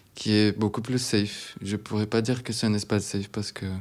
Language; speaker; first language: French; non-native, fluent; Portuguese